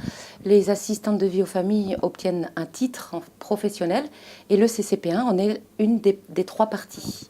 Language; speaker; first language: French; native; French